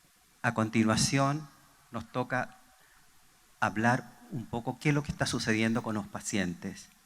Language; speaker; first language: Spanish; native; Spanish